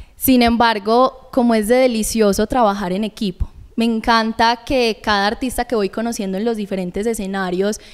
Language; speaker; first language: Spanish; native; Spanish